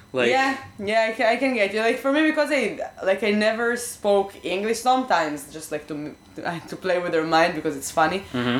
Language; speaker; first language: English; non-native, fluent; Hebrew